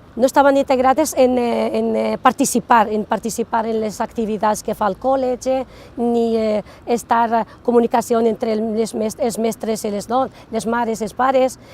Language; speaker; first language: Catalan; non-native, fluent; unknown